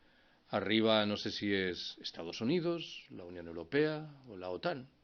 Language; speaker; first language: Spanish; native; Spanish